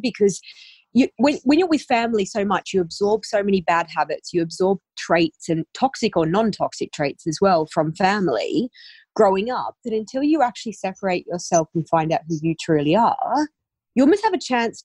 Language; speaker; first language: English; native; English